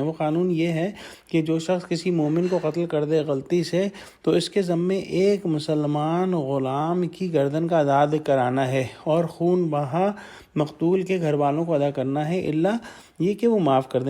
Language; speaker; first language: Urdu; native; Urdu